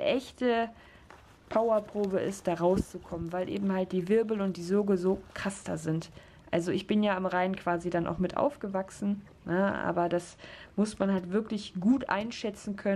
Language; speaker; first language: German; native; German